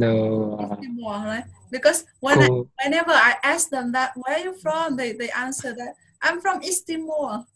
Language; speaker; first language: English; non-native, fluent; Vietnamese